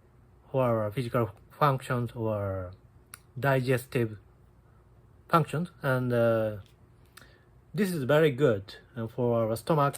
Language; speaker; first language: English; non-native, learner; Japanese